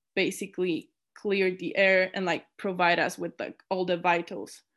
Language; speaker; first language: English; non-native, fluent; Polish